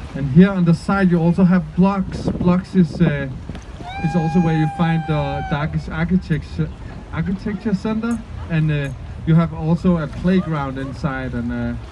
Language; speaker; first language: English; non-native, fluent; Danish